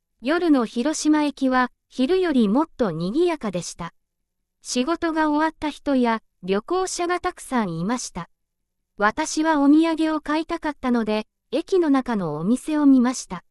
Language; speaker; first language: Japanese; non-native, fluent; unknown